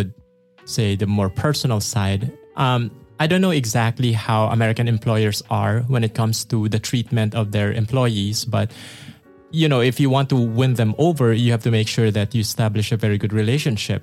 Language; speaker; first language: English; non-native, local second language; Filipino